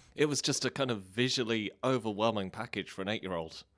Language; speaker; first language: English; native; English